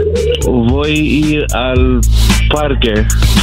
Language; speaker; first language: Spanish; early bilingual, heritage; English